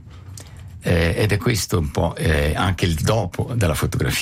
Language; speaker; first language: Italian; native; Italian